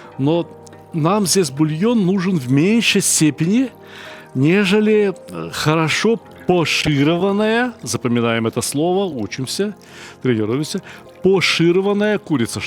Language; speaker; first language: Russian; native; Russian